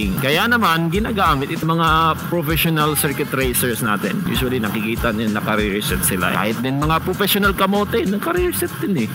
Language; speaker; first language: Filipino; non-native, local second language; Cebuano